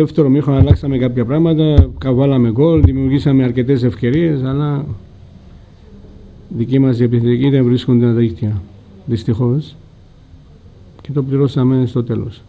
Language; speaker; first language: Greek; non-native, fluent; Georgian